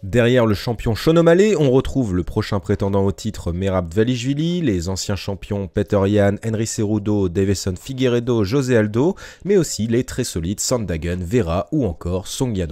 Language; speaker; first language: French; native; French